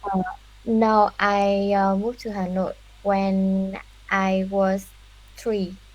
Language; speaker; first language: English; non-native, learner; Vietnamese